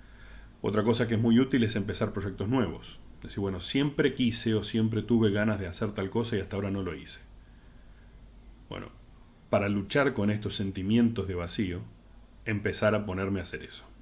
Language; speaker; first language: Spanish; native; Spanish